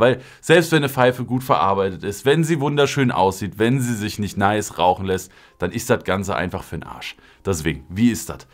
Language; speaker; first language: German; native; German